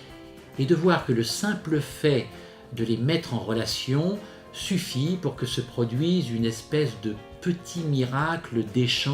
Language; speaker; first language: French; native; French